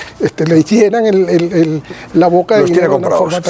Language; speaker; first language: Spanish; native; Spanish